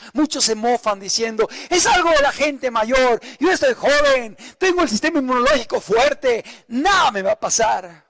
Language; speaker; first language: Spanish; native; Spanish